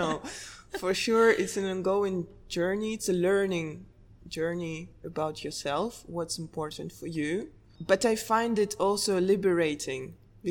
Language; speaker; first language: English; non-native, fluent; Russian